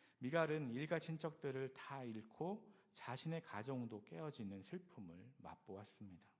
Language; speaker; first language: Korean; native; Korean